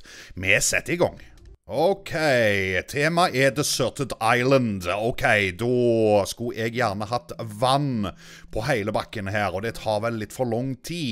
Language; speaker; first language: Norwegian; native; Norwegian